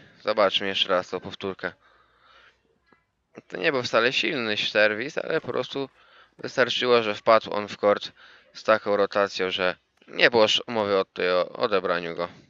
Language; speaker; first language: Polish; native; Polish